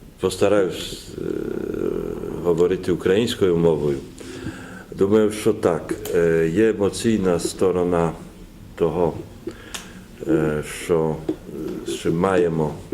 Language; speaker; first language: Ukrainian; non-native, learner; Polish